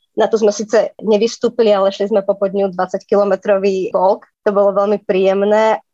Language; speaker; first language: Slovak; native; Slovak